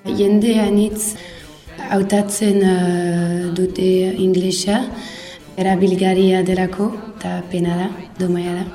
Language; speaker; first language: Basque; non-native, learner; Dutch